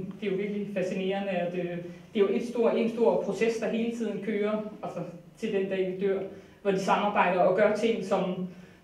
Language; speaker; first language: Danish; native; Danish